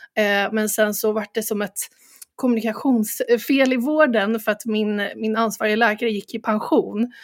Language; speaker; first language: Swedish; native; Swedish